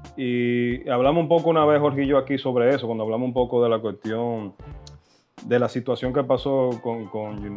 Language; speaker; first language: Spanish; early bilingual, heritage; Spanish